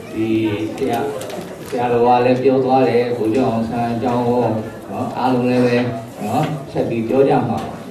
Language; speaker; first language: Burmese; native; Burmese